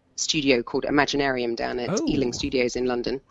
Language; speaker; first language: English; native; English